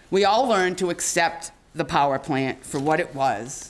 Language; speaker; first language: English; native; English